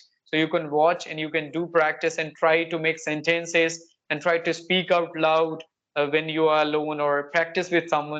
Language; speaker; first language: English; non-native, local second language; Hindi